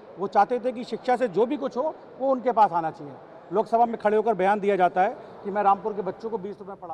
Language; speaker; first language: Hindi; native; Hindi